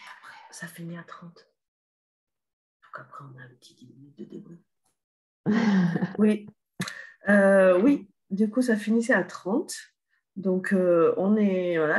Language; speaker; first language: French; native; French